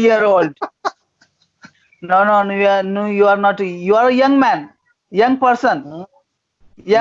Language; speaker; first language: English; non-native, fluent; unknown